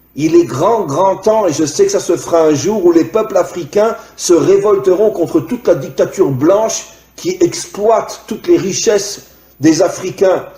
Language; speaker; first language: French; native; French